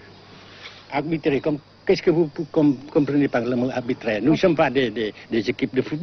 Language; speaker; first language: French; non-native, local second language; Vietnamese